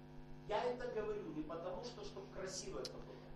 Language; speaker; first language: Polish; non-native, learner; Russian